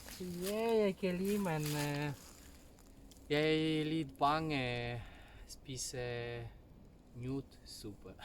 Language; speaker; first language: Danish; non-native, learner; Ukrainian